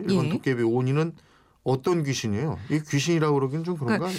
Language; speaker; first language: Korean; native; Korean